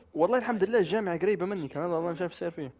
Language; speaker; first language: Arabic; native; Arabic